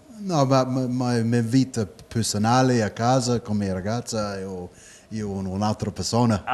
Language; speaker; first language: Italian; non-native, learner; English